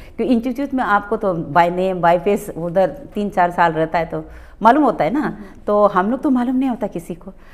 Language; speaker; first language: Hindi; non-native, local second language; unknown